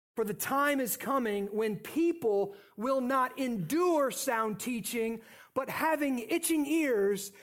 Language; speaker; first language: English; native; English